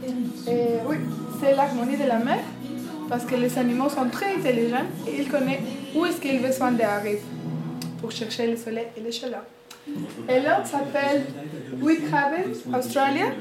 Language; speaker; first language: French; non-native, learner; Spanish